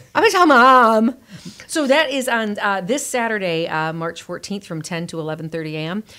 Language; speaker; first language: English; native; English